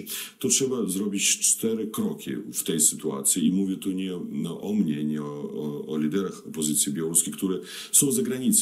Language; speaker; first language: Polish; non-native, fluent; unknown